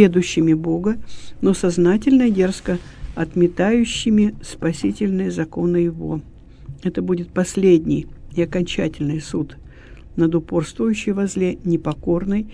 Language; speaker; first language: Russian; native; Russian